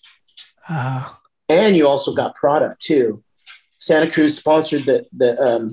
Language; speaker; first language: English; native; English